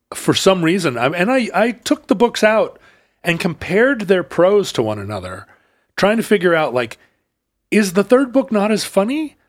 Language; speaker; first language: English; native; English